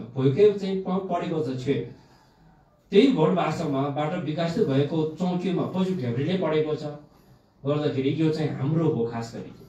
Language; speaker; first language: Nepali; non-native, local second language; Gurung